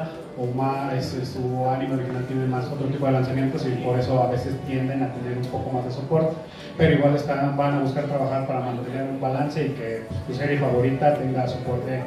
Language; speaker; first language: Spanish; native; Spanish